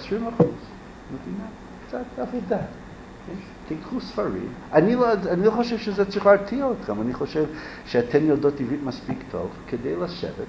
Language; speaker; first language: Hebrew; non-native, fluent; English